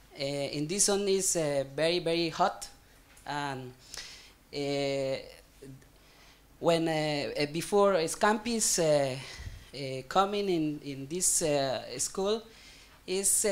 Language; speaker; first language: English; non-native, learner; Spanish